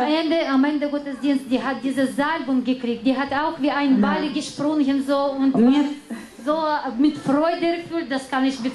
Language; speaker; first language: German; non-native, learner; Russian